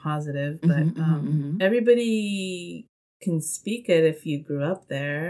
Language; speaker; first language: English; native; English